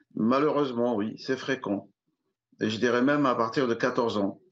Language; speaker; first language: French; native; French